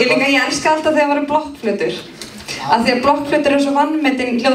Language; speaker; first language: Icelandic; native; Icelandic